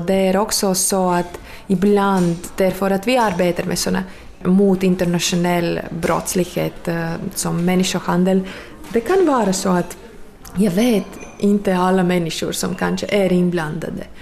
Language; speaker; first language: Swedish; non-native, fluent; Latvian